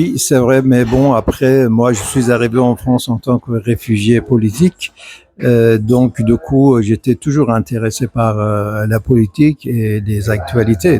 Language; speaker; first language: French; non-native, fluent; Persian